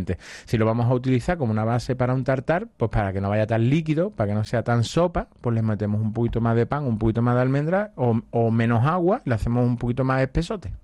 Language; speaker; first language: Spanish; native; Spanish